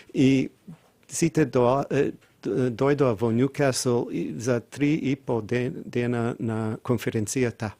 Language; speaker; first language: Macedonian; non-native, fluent; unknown